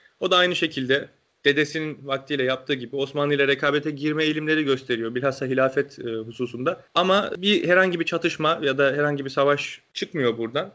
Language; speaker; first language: Turkish; native; Turkish